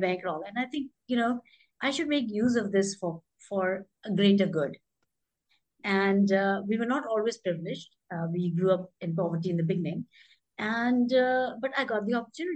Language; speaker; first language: English; non-native, local second language; Hindi